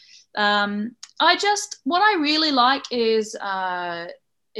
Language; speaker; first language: English; native; English